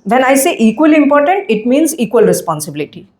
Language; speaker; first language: English; non-native, local second language; Hindi